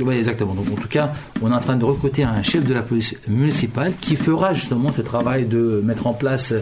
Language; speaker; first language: French; early bilingual, other home language; Turkish